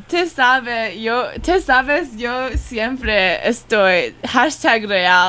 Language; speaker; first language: Spanish; non-native, learner; English